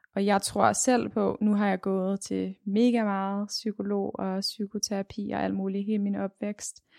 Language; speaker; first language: Danish; native; Danish